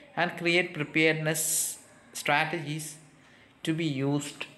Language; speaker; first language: English; non-native, local second language; Malayalam